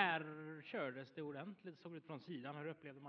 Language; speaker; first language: Swedish; native; Swedish